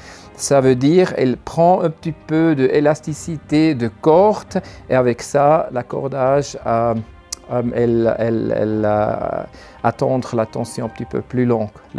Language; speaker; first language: French; non-native, learner; German